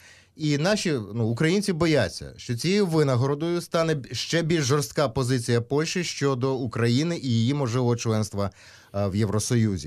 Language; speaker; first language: Ukrainian; native; Ukrainian